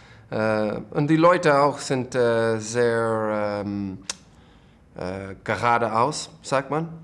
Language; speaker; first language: German; non-native, learner; English